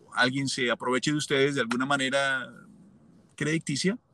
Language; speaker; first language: Spanish; native; Spanish